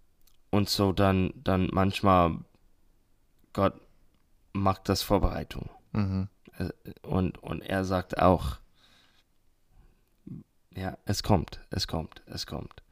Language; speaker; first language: German; non-native, learner; English